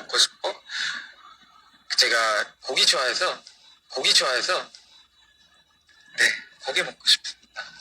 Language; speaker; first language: Korean; non-native, fluent; Japanese